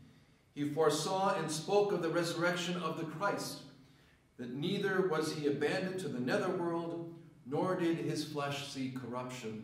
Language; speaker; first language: English; native; English